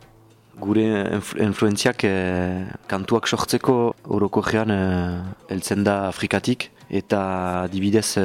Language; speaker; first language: Basque; non-native, learner; French